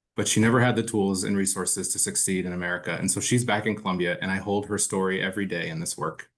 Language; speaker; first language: English; early bilingual, other home language; Spanish